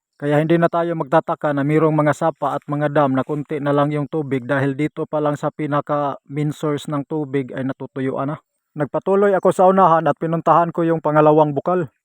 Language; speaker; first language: Filipino; non-native, local second language; Cebuano